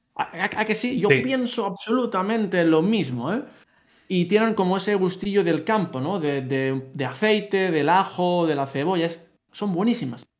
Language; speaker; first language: Spanish; native; Spanish